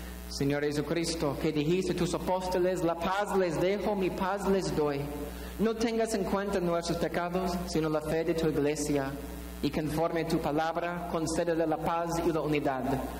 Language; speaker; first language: Spanish; non-native, fluent; English